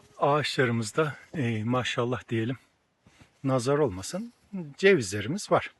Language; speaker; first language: Turkish; native; Turkish